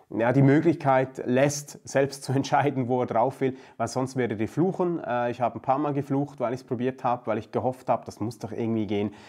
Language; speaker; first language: German; native; German